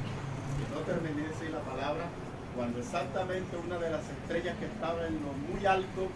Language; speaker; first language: Spanish; native; Spanish